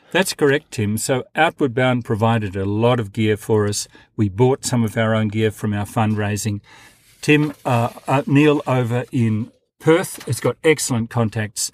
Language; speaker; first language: English; native; English